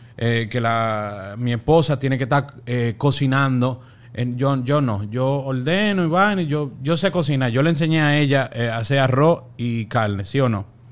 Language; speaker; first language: Spanish; native; Spanish